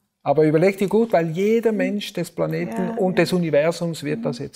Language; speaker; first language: German; native; German